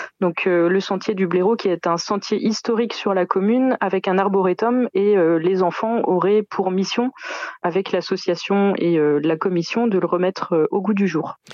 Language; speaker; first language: French; native; French